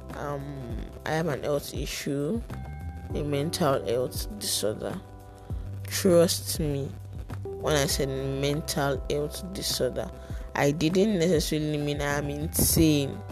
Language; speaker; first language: English; non-native, local second language; Yoruba